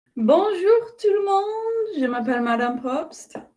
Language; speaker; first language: French; non-native, fluent; English